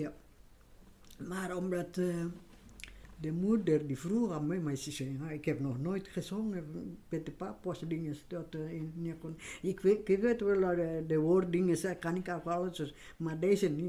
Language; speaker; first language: Dutch; non-native, learner; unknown